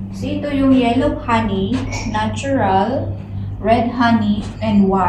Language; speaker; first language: English; non-native, local second language; Filipino